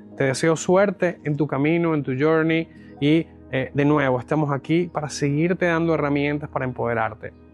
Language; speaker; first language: Spanish; native; Spanish